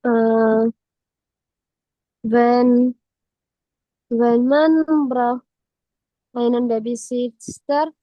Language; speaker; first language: German; non-native, learner; Indonesian